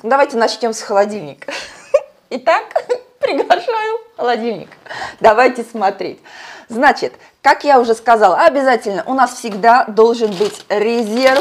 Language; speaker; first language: Russian; native; Russian